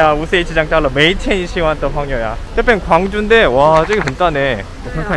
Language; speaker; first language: Chinese; non-native, learner; Korean